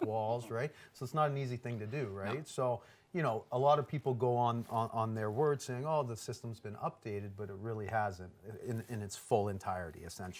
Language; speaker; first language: English; native; English